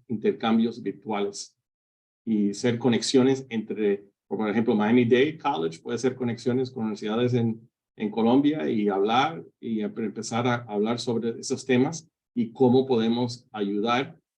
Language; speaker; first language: Spanish; early bilingual, heritage; Spanish